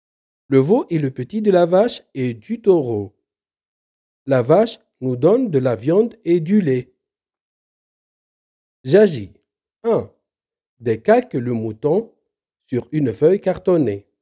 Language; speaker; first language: French; non-native, local second language; Arabic